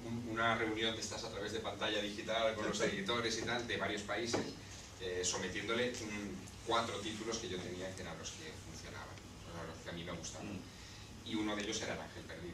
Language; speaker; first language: Spanish; native; Spanish